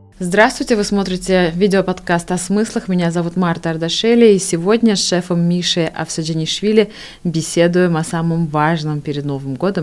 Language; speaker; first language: Russian; non-native, fluent; Georgian